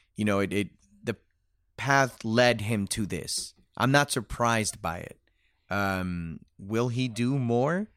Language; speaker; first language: English; early bilingual, other home language; Spanish